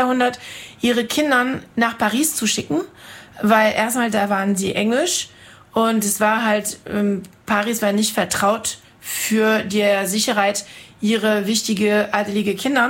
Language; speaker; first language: German; non-native, fluent; French